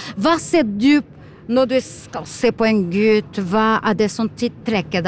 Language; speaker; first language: Norwegian; non-native, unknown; Portuguese